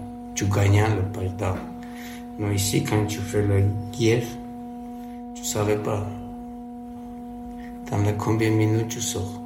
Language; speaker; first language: French; non-native, learner; Armenian